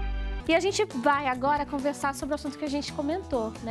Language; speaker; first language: Portuguese; native; Portuguese